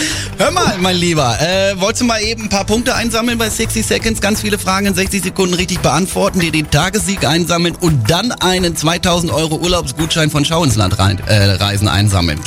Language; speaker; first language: German; native; German